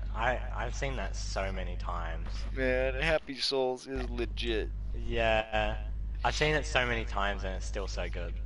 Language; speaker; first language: English; native; English